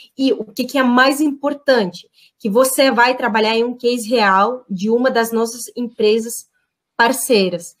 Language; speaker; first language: Portuguese; non-native, fluent; Russian